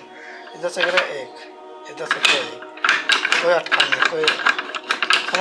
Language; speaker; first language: Hindi; non-native, local second language; Malayalam